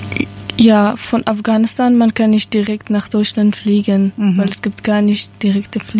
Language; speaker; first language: German; non-native, learner; Persian